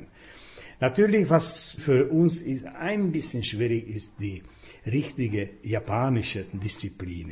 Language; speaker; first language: German; non-native, fluent; Slovak